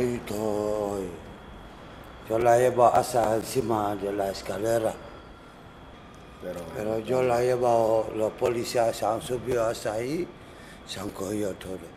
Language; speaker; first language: Spanish; non-native, learner; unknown